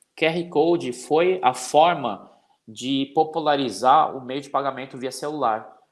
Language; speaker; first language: Portuguese; native; Portuguese